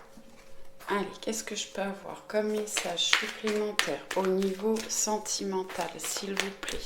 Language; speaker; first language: French; native; French